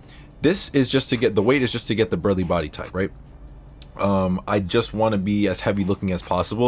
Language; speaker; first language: English; native; English